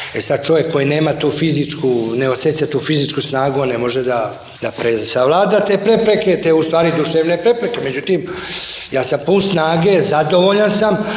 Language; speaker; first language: Serbian; native; Serbian